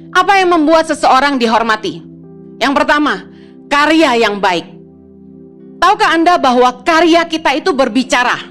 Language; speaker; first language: Indonesian; native; Indonesian